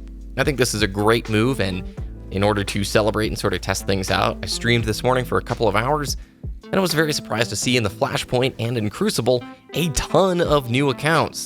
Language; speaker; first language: English; native; English